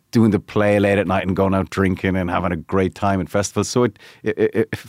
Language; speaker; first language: English; native; English